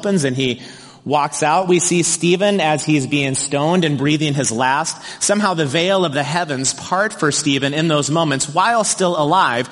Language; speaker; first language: English; native; English